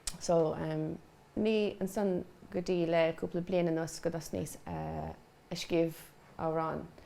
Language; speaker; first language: Irish; native; Irish